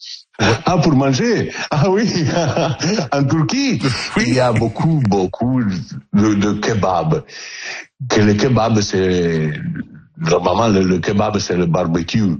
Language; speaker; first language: French; non-native, learner; Italian